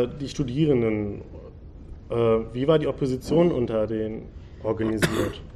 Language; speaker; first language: German; native; German